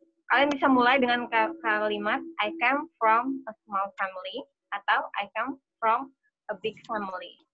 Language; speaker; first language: English; non-native, fluent; Indonesian